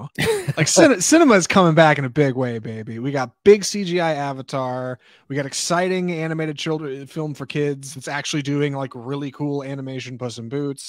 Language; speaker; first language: English; native; English